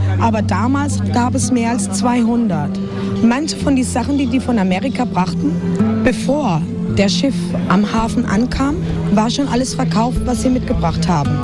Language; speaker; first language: German; non-native, fluent; Spanish